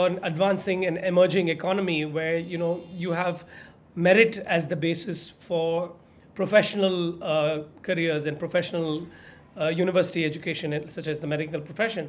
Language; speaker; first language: English; non-native, local second language; Tamil